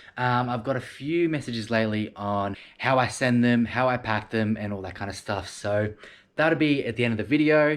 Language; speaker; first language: English; native; English